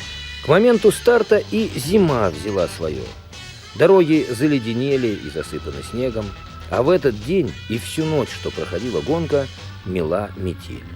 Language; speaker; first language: Russian; native; Russian